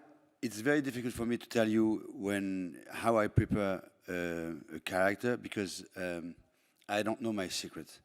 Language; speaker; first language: English; non-native, fluent; French